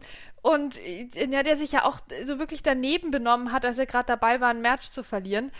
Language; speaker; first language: German; native; German